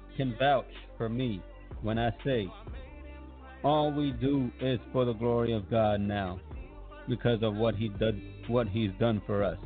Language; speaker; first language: English; early bilingual, other home language; Spanish